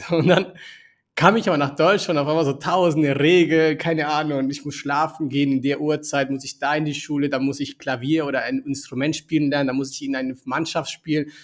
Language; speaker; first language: German; early bilingual, other home language; Spanish